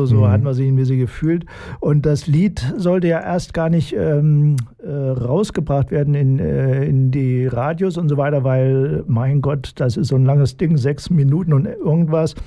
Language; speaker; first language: German; native; German